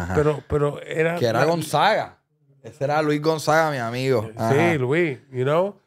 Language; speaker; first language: Spanish; early bilingual, heritage; Spanish